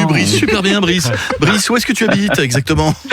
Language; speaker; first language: French; native; French